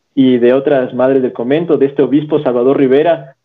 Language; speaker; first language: Spanish; native; Spanish